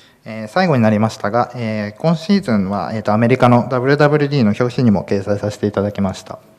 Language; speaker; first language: Japanese; native; Japanese